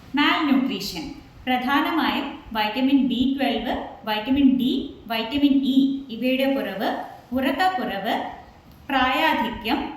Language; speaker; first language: Malayalam; native; Malayalam